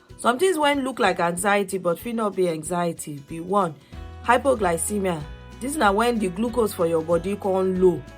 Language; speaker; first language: Nigerian Pidgin; non-native, local second language; Yoruba